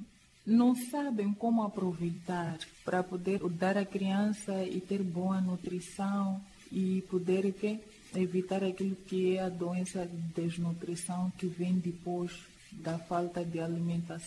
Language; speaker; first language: Portuguese; non-native, local second language; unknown